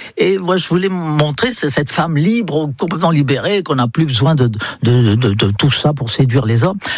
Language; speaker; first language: French; non-native, fluent; English